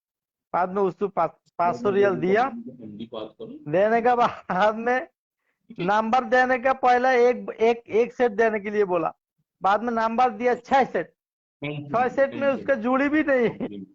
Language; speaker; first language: Hindi; non-native, learner; Bangla